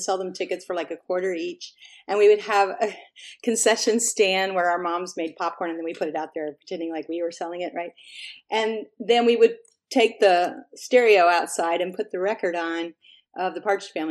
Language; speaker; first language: English; native; English